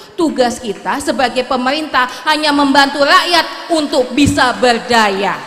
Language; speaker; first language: Indonesian; native; Indonesian